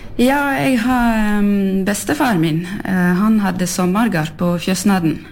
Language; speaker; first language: Norwegian; early bilingual, heritage; French